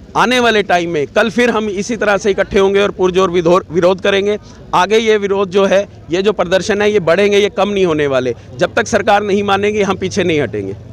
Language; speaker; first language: Hindi; native; Hindi